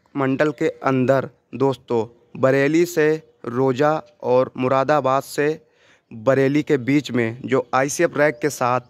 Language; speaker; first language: Hindi; native; Hindi